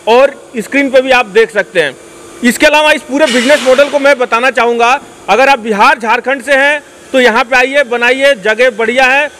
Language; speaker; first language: Hindi; native; Hindi